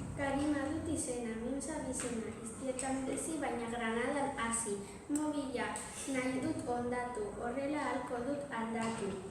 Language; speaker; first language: Basque; early bilingual, other home language; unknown